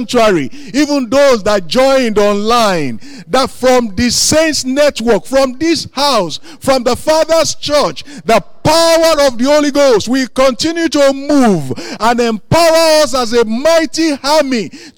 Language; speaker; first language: English; non-native, local second language; Yoruba